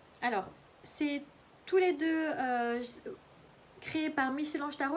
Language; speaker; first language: French; native; French